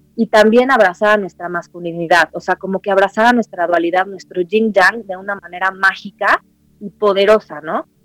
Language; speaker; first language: Spanish; native; Spanish